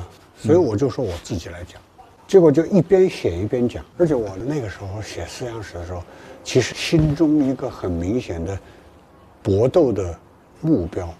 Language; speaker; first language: Chinese; native; Chinese